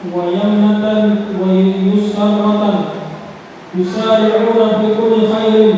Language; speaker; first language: Arabic; non-native, fluent; Indonesian